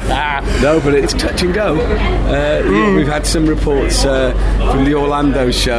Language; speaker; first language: English; native; English